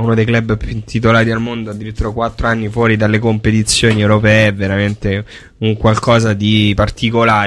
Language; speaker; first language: Italian; native; Italian